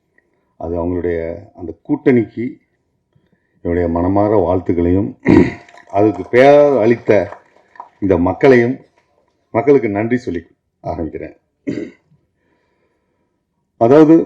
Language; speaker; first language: Tamil; native; Tamil